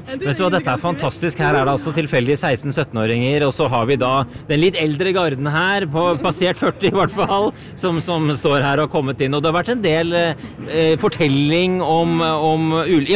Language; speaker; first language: Norwegian; native; Norwegian